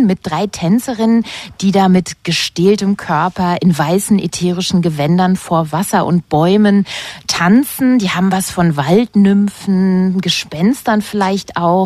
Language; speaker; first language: German; native; German